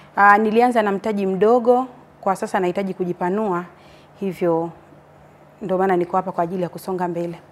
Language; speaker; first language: Swahili; native; Swahili